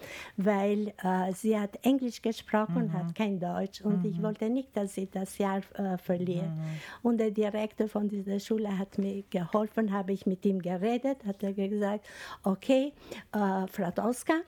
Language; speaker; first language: German; non-native, fluent; Albanian